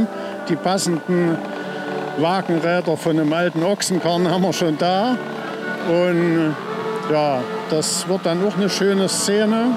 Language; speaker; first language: German; native; German